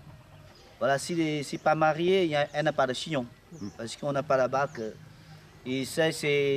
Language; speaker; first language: French; non-native, learner; Lao